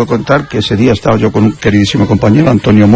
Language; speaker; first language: Spanish; native; Spanish